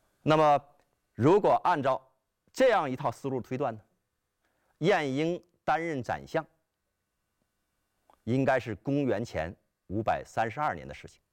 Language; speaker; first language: Chinese; native; Chinese